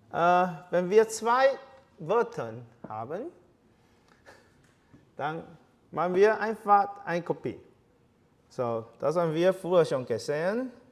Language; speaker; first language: German; non-native, learner; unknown